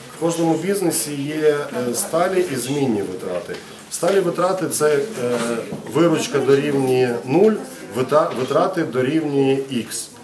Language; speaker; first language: Ukrainian; non-native, local second language; Russian